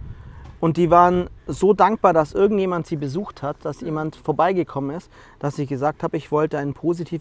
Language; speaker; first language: German; native; German